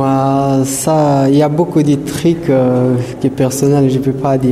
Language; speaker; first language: French; non-native, learner; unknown